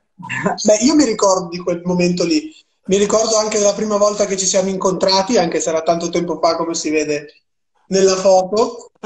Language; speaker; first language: Italian; native; Italian